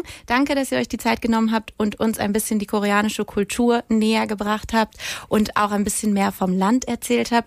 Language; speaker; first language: German; native; German